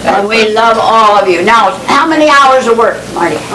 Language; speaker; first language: English; native; English